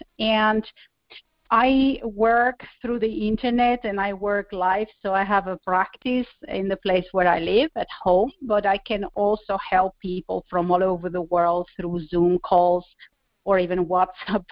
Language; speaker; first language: English; non-native, fluent; Spanish